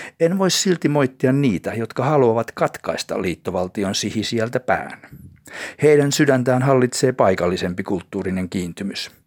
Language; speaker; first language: Finnish; native; Finnish